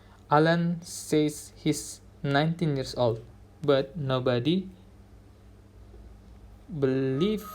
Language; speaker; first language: English; non-native, fluent; Indonesian